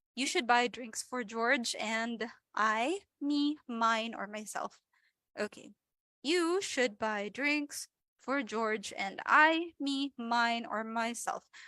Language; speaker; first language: English; non-native, local second language; Filipino